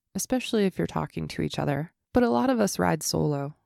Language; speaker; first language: English; native; English